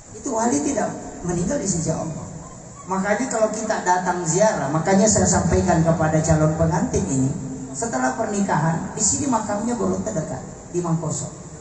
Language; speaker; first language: Indonesian; non-native, local second language; Buginese